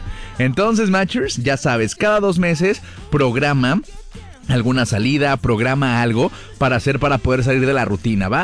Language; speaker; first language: Spanish; native; Spanish